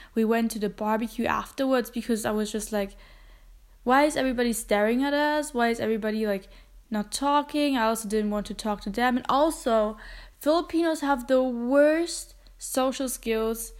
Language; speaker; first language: English; non-native, fluent; German